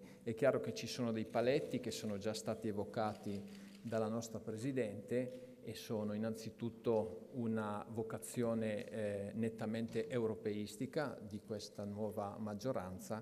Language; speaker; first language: Italian; native; Italian